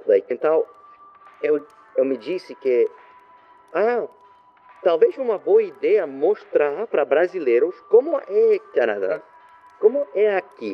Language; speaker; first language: Portuguese; non-native, learner; French